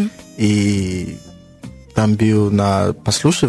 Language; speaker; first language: Russian; non-native, learner; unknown